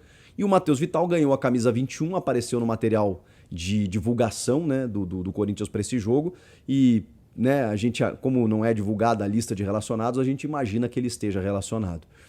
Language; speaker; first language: Portuguese; native; Portuguese